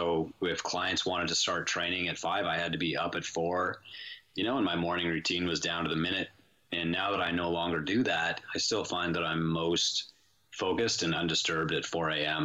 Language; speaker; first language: English; native; English